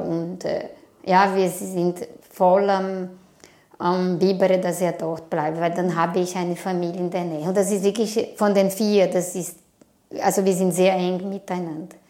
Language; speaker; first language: German; non-native, fluent; Portuguese